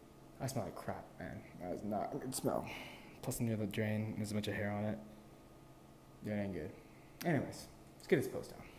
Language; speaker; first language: English; native; English